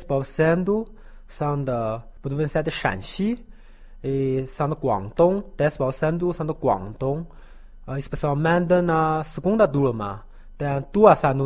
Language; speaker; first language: Portuguese; non-native, learner; Chinese